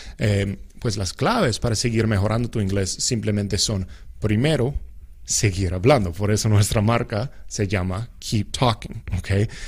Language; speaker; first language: Spanish; non-native, fluent; English